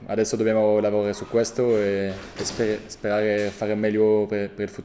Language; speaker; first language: Italian; non-native, fluent; French